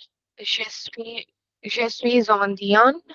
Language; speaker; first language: French; non-native, learner; Tamil